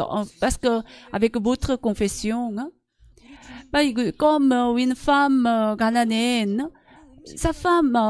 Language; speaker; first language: French; non-native, learner; Korean